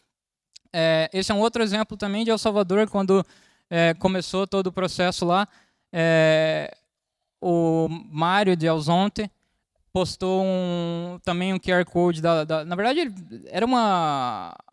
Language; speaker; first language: Portuguese; native; Portuguese